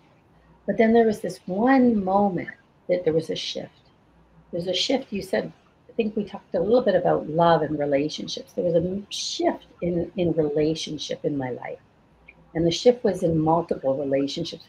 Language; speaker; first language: English; native; English